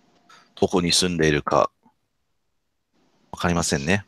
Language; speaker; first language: Japanese; non-native, fluent; English